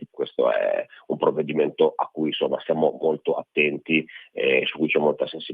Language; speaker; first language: Italian; native; Italian